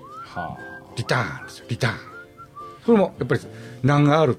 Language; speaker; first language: Japanese; native; Japanese